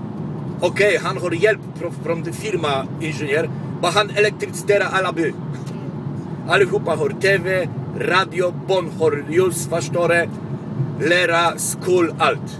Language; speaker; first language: Swedish; non-native, local second language; Polish